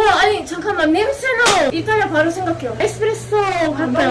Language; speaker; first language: Korean; non-native, learner; Italian